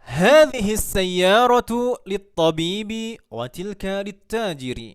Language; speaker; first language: Arabic; non-native, fluent; Indonesian